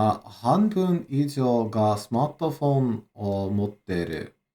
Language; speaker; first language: Japanese; non-native, learner; English